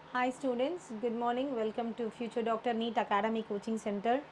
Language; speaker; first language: English; non-native, local second language; Tamil